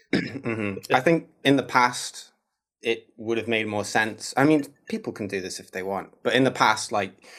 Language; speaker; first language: English; native; English